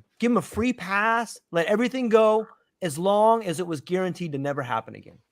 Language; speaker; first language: English; native; English